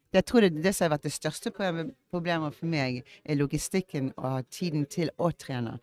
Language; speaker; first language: Norwegian; early bilingual, heritage; English